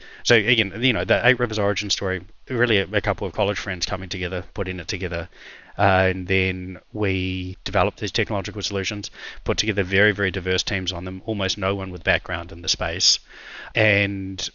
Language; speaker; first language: English; native; English